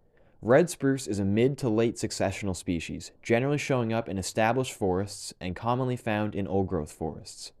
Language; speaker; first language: English; native; English